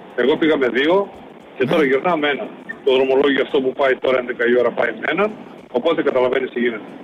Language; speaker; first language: Greek; native; Greek